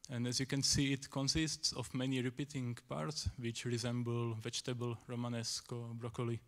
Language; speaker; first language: English; non-native, fluent; Slovak